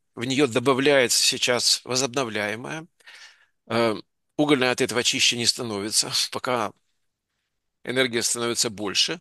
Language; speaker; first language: Russian; native; Russian